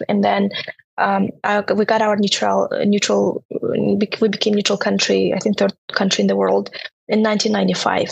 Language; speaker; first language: English; non-native, fluent; Turkmen